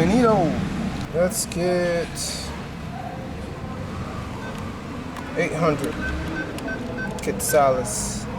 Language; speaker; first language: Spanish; non-native, learner; English